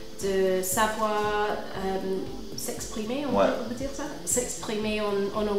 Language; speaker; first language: French; non-native, fluent; English